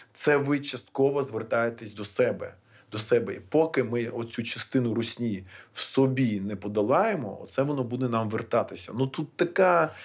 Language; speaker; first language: Ukrainian; non-native, local second language; Russian